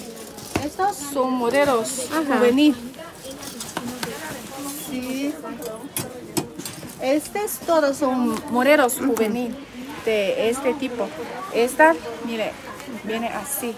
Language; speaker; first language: Spanish; non-native, learner; Chinese